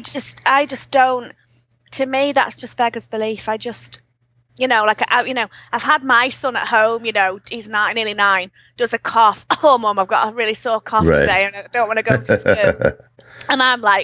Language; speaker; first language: English; native; English